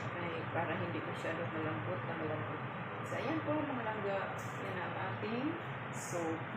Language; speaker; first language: Filipino; non-native, local second language; Waray